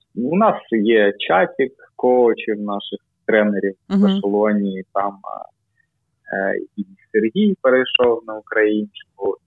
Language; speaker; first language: Ukrainian; non-native, local second language; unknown